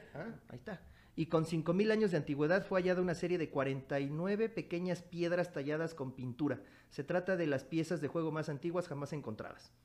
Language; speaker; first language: Spanish; native; Spanish